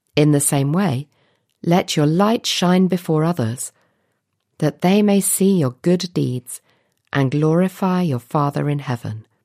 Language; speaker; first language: English; native; English